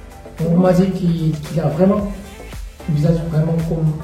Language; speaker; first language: French; non-native, fluent; Korean